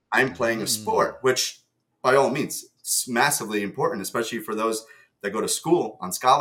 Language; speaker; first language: English; early bilingual, other home language; Russian